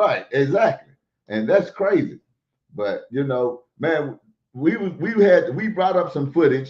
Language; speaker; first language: English; native; English